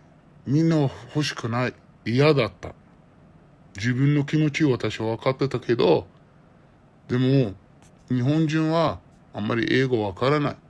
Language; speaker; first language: Japanese; non-native, learner; Arabic